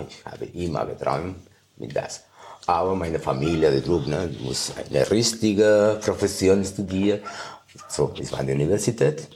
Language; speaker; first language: German; non-native, fluent; Spanish